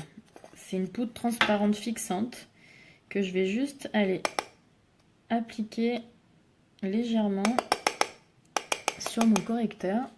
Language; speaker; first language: French; native; French